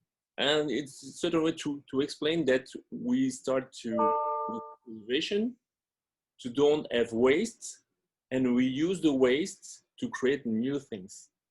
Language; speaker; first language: English; non-native, fluent; French